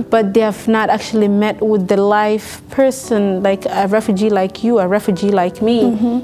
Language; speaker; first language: English; non-native, fluent; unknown